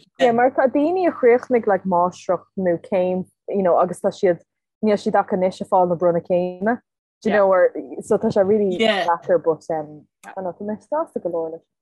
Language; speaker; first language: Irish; non-native, local second language; English